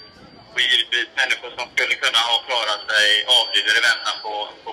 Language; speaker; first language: Swedish; native; Swedish